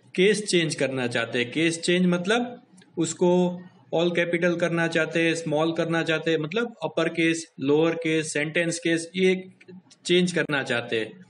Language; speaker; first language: Hindi; non-native, local second language; Gujarati